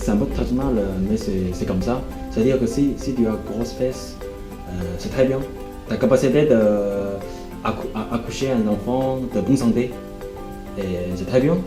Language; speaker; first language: French; non-native, fluent; Chinese